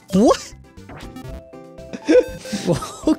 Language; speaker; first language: English; native; English